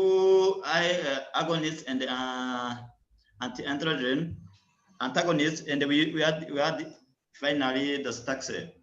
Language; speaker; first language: English; non-native, learner; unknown